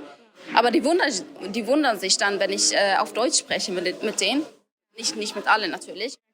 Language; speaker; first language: German; non-native, fluent; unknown